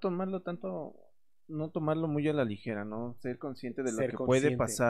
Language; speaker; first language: Spanish; native; Spanish